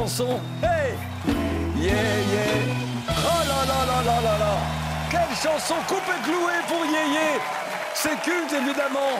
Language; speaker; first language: French; native; French